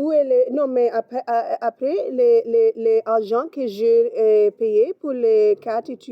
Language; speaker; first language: French; non-native, learner; English